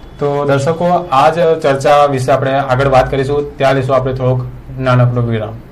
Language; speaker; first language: Gujarati; native; Gujarati